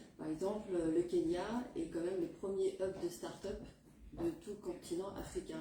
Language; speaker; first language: French; native; French